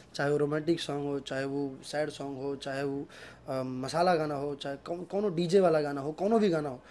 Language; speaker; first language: Hindi; native; Hindi